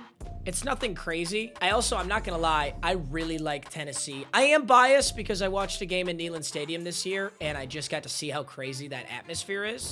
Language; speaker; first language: English; native; English